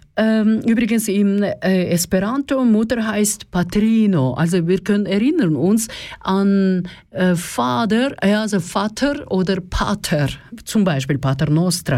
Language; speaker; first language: German; non-native, fluent; Russian